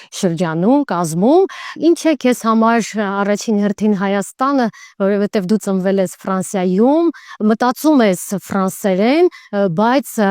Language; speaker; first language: Armenian; native; Armenian